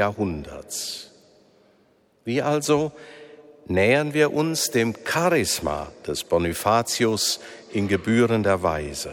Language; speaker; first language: German; native; German